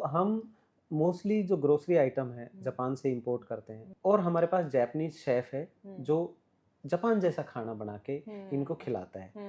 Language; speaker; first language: Hindi; native; Hindi